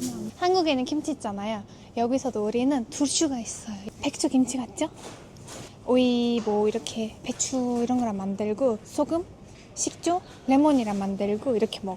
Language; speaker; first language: Korean; non-native, fluent; Turkish